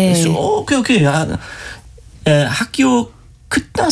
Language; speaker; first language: Korean; non-native, learner; German